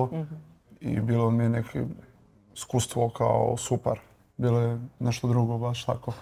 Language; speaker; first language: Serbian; non-native, learner; Portuguese